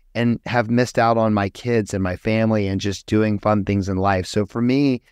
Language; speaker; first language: English; native; English